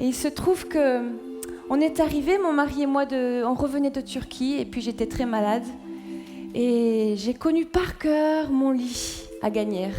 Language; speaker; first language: French; native; French